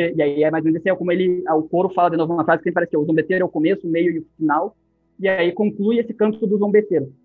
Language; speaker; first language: Portuguese; native; Portuguese